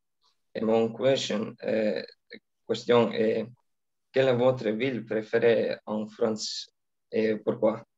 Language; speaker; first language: French; non-native, learner; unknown